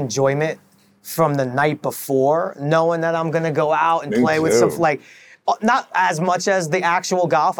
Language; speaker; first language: English; native; English